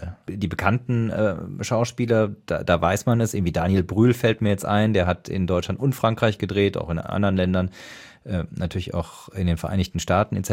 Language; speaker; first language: German; native; German